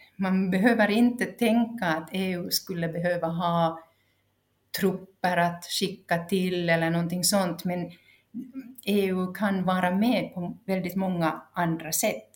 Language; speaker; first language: Swedish; non-native, local second language; Finnish